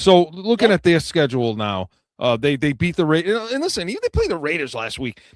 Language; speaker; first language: English; native; English